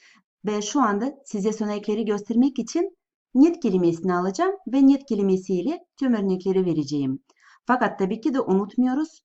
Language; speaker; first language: Turkish; non-native, fluent; Russian